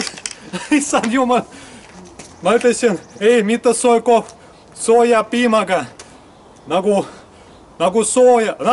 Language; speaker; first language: Estonian; non-native, local second language; Russian